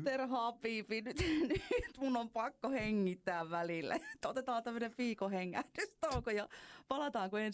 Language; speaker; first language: Finnish; native; Finnish